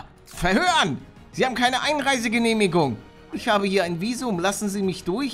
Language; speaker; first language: German; native; German